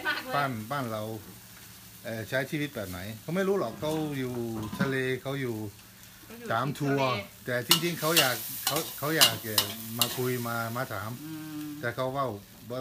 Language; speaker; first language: Thai; non-native, fluent; Danish